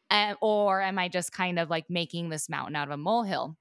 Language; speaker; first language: English; native; English